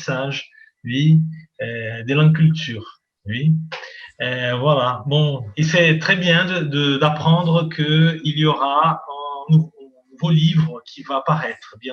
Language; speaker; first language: French; non-native, fluent; Portuguese